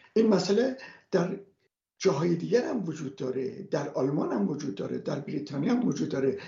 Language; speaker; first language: Persian; non-native, local second language; Kurdish